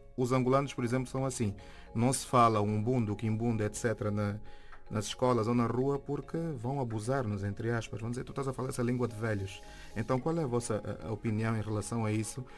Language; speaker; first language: Portuguese; native; Portuguese